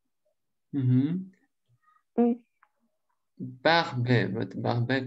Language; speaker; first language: French; non-native, learner; Russian